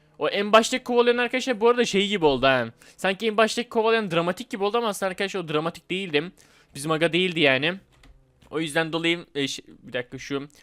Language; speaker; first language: Turkish; native; Turkish